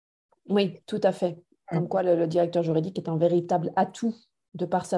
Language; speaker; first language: French; native; French